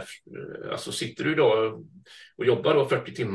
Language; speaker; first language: Swedish; native; Swedish